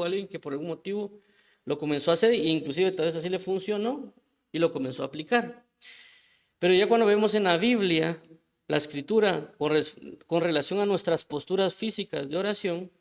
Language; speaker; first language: Spanish; native; Spanish